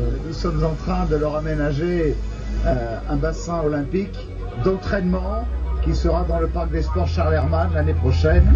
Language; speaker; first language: French; native; French